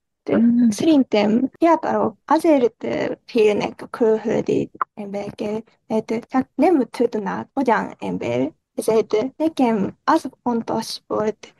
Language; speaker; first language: Hungarian; non-native, learner; Japanese